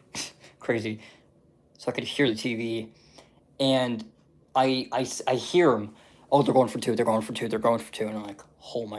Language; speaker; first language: English; native; English